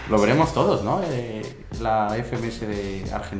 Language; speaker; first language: Spanish; native; Spanish